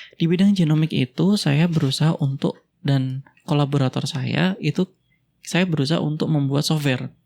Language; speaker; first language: Indonesian; native; Indonesian